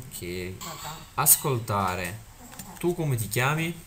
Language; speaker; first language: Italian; non-native, fluent; Russian